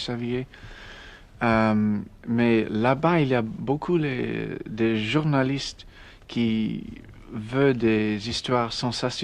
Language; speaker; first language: French; non-native, learner; English